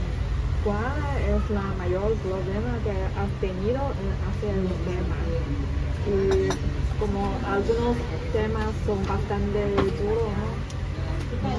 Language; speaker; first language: Spanish; non-native, learner; Chinese